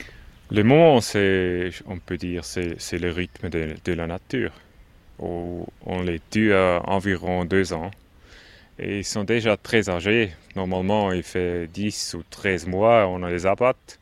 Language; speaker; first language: French; non-native, local second language; German